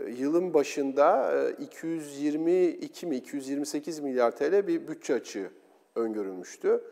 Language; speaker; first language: Turkish; native; Turkish